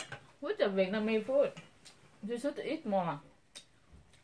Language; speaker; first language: English; non-native, learner; Vietnamese